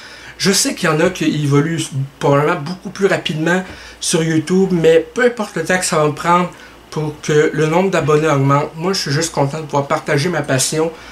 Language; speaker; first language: French; native; French